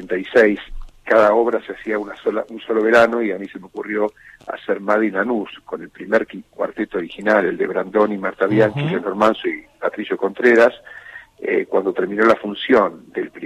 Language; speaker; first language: Spanish; native; Spanish